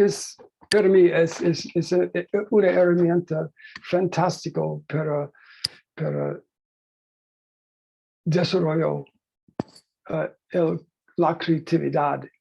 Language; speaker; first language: Spanish; non-native, learner; English